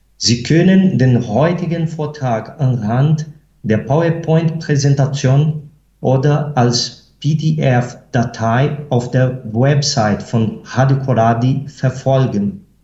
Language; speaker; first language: German; non-native, fluent; Portuguese